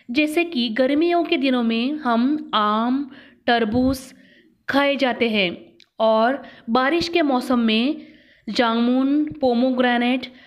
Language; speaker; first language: Hindi; non-native, local second language; Kannada